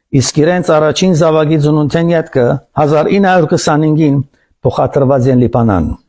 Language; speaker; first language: Armenian; early bilingual, heritage; Armenian